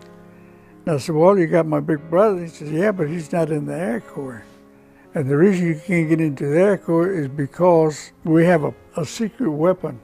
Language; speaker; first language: English; non-native, local second language; Spanish